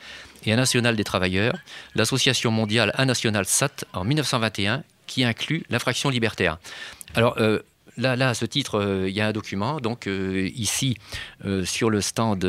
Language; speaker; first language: French; native; French